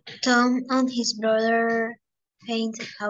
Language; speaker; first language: English; non-native, learner; Spanish